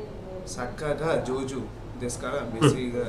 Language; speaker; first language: Japanese; non-native, learner; Bangla